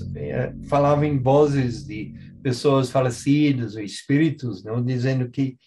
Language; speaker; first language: Portuguese; non-native, fluent; English